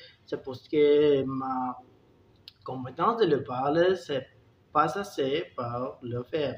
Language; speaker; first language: French; non-native, learner; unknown